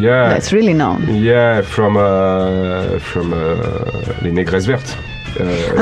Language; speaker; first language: English; non-native, learner; French